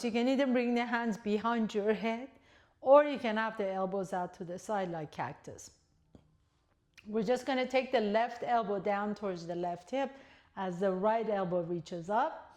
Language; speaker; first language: English; native; English